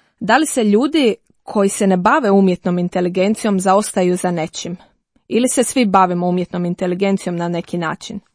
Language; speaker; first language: Croatian; native; Croatian